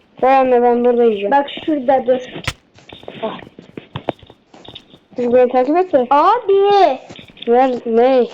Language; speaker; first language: Turkish; native; Turkish